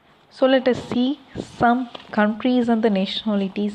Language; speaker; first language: English; non-native, local second language; Tamil